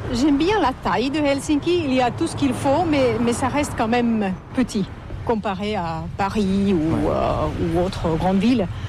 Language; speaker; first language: French; native; French